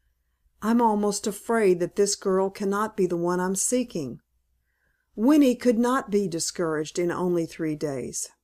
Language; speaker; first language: English; native; English